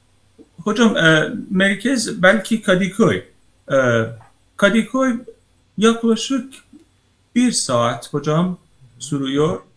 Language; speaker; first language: Turkish; non-native, learner; Persian